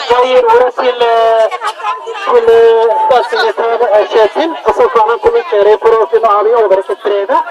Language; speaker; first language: Norwegian; non-native, fluent; Somali